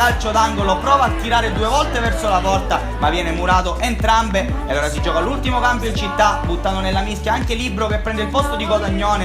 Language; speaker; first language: Italian; native; Italian